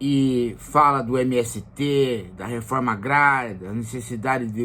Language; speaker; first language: Portuguese; native; Portuguese